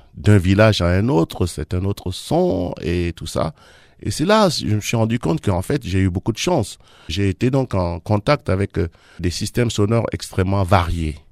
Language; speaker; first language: French; non-native, local second language; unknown